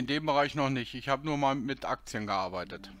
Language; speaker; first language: German; native; German